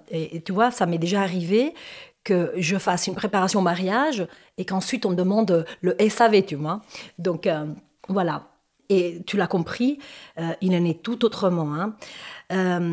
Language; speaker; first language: French; non-native, fluent; Spanish